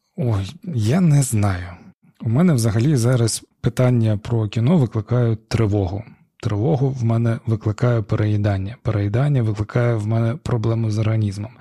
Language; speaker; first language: Ukrainian; non-native, local second language; Crimean Tatar